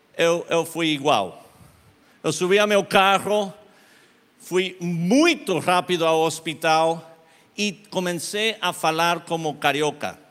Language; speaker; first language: Portuguese; non-native, learner; Spanish